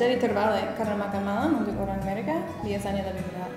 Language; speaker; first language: Indonesian; non-native, fluent; English